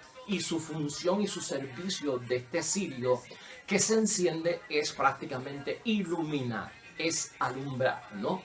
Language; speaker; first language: Spanish; native; Spanish